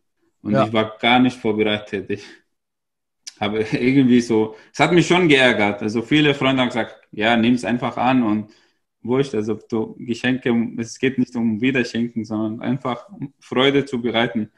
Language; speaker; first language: German; non-native, fluent; Arabic